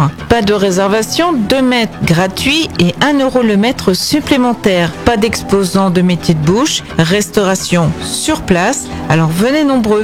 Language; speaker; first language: French; native; French